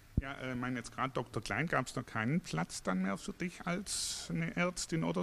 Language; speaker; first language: German; native; German